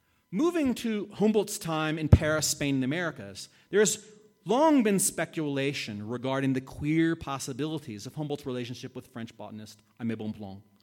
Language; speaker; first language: English; native; English